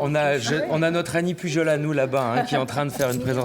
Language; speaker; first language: French; native; French